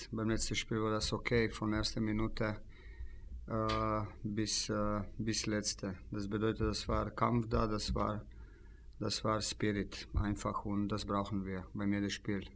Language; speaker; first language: German; non-native, fluent; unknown